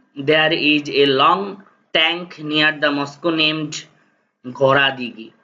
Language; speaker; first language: English; non-native, local second language; Bangla